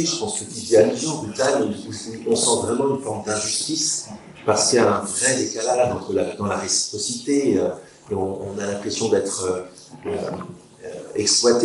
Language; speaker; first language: French; native; French